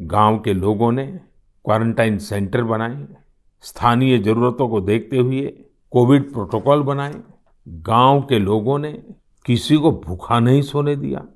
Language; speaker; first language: Hindi; non-native, local second language; Gujarati